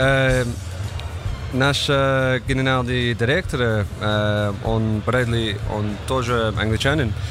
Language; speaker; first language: Russian; non-native, learner; English